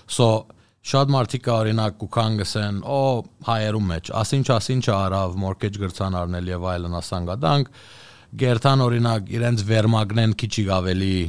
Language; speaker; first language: Armenian; early bilingual, heritage; Armenian